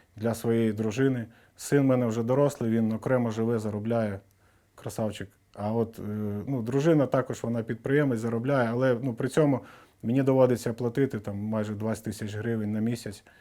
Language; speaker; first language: Ukrainian; non-native, local second language; Russian